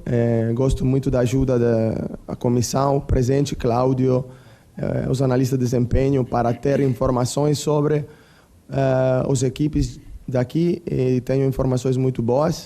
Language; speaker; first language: Portuguese; non-native, learner; Italian